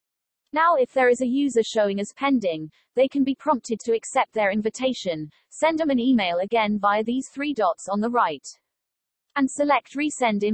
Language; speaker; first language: English; native; English